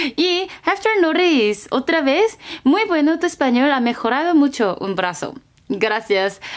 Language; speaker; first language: Spanish; non-native, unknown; Korean